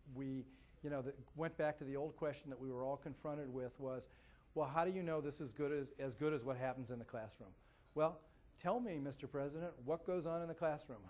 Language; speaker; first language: English; native; English